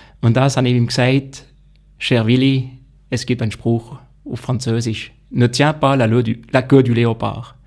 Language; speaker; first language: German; non-native, local second language; French